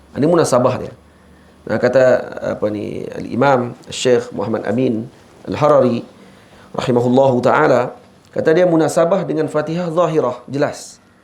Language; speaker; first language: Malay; native; Malay